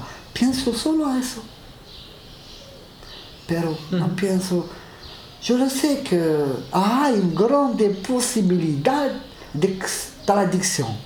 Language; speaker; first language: Spanish; non-native, learner; Arabic